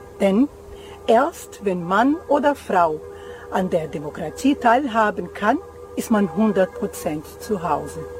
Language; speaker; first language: German; non-native, fluent; Portuguese